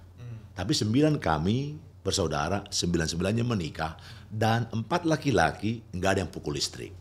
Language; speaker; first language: Indonesian; native; Indonesian